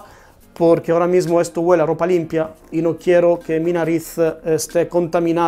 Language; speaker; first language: Spanish; non-native, fluent; Italian